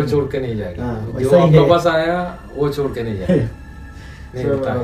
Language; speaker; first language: Hindi; non-native, local second language; Malayalam